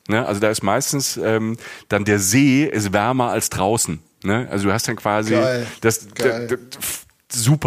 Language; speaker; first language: German; native; German